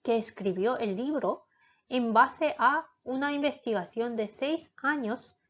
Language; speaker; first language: Spanish; non-native, fluent; Korean